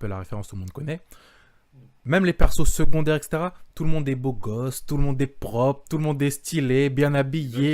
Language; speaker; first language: French; native; French